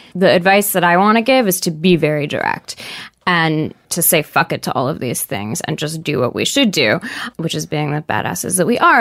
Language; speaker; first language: English; native; English